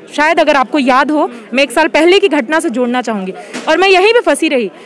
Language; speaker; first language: Hindi; native; Hindi